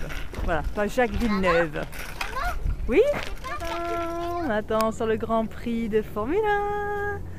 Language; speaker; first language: French; native; French